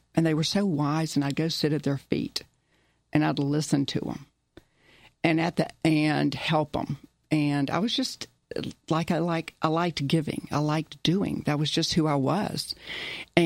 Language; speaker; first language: English; early bilingual, other home language; German